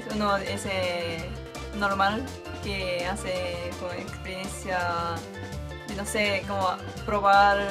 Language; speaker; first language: Spanish; non-native, fluent; Japanese